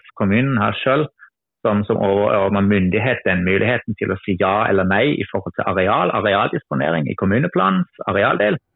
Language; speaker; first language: Norwegian; non-native, fluent; German